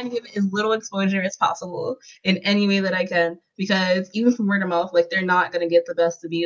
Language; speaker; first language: English; native; English